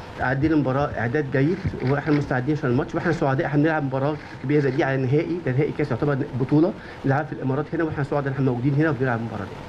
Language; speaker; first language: Arabic; native; Arabic